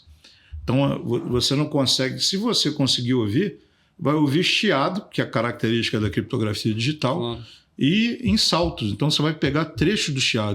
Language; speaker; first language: Portuguese; native; Portuguese